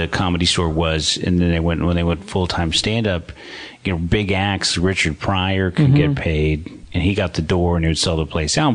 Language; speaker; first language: English; native; English